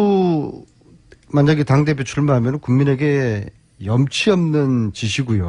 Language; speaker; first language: Korean; native; Korean